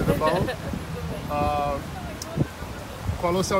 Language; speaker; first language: Portuguese; non-native, learner; English